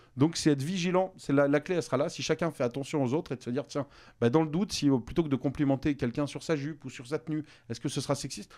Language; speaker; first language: French; native; French